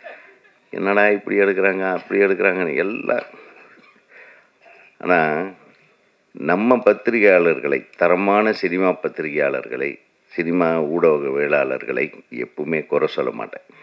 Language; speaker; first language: Tamil; native; Tamil